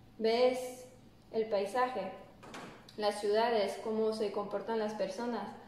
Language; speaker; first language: Spanish; non-native, fluent; French